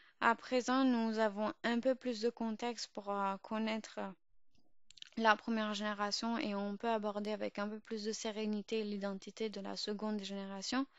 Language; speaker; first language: French; early bilingual, other home language; Urdu